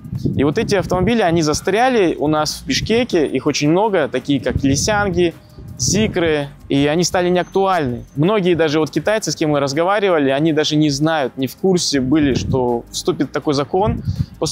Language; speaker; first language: Russian; native; Russian